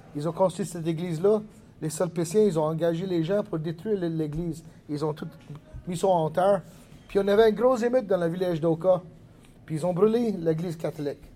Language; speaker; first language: French; non-native, local second language; English